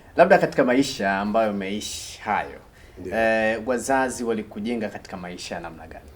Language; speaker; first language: Swahili; native; Swahili